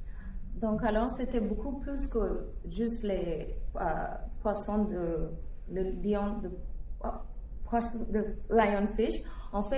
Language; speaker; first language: French; non-native, fluent; English